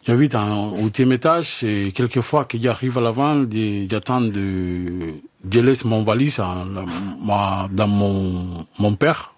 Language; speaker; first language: French; non-native, learner; Spanish